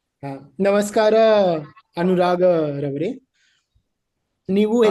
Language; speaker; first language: Kannada; non-native, learner; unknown